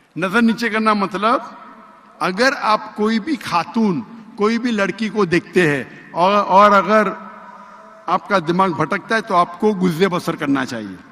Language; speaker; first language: Urdu; non-native, local second language; Konkani